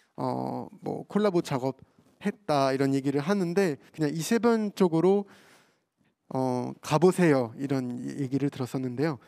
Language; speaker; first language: Korean; non-native, fluent; French